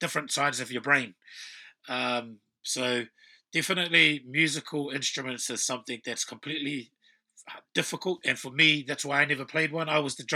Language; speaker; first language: English; native; English